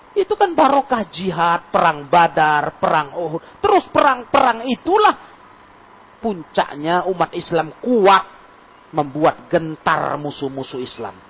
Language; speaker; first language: Indonesian; native; Indonesian